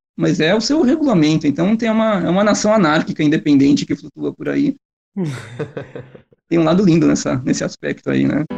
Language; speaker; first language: Portuguese; native; Portuguese